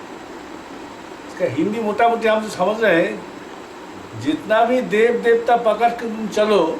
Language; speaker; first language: Hindi; non-native, local second language; Bangla